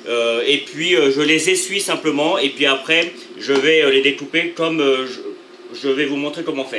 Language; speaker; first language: French; native; French